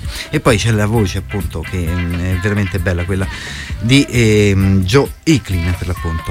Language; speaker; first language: Italian; native; Italian